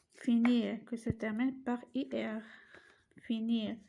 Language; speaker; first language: French; non-native, local second language; Arabic